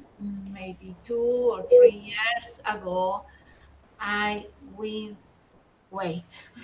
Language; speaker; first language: English; non-native, learner; Spanish